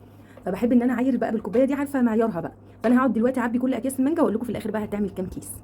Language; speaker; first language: Arabic; native; Arabic